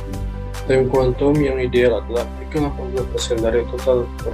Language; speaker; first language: Indonesian; native; Indonesian